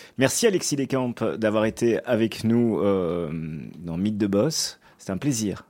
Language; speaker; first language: French; native; French